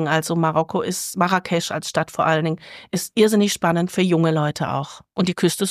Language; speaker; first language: German; native; German